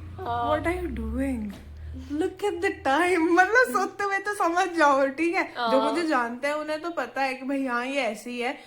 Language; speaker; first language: Hindi; native; Hindi